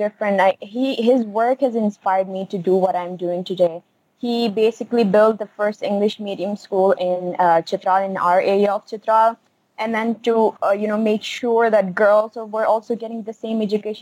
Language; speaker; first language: English; non-native, local second language; Khowar